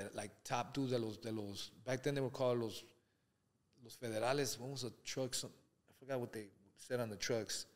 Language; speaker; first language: English; early bilingual, other home language; Spanish